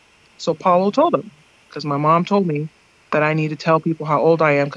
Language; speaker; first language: English; native; English